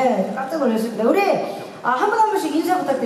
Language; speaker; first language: Korean; native; Korean